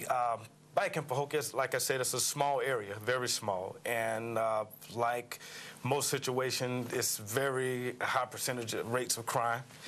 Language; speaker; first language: English; native; English